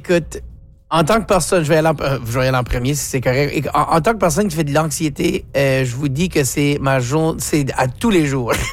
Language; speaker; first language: French; native; French